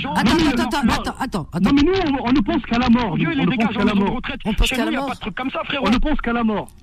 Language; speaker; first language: French; native; French